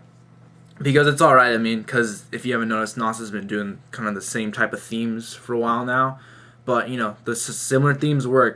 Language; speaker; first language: English; native; English